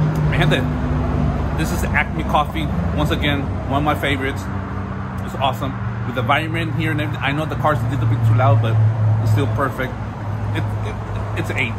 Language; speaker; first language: English; early bilingual, other home language; Spanish